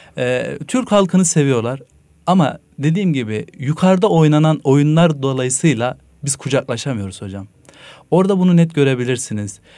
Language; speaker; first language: Turkish; native; Turkish